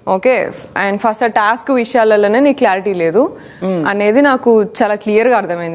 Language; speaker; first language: Telugu; native; Telugu